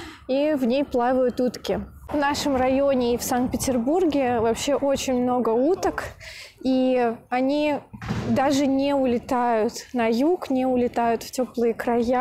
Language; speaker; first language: Russian; native; Russian